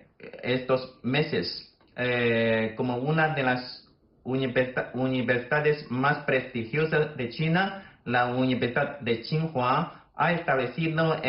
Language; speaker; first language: Spanish; non-native, fluent; Chinese